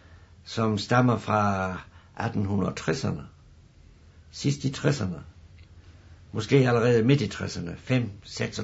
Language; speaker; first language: Danish; native; Danish